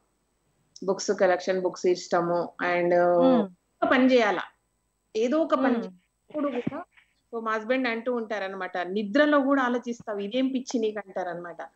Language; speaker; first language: Telugu; native; Telugu